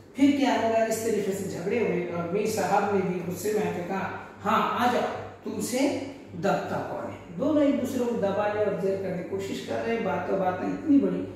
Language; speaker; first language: Urdu; native; Urdu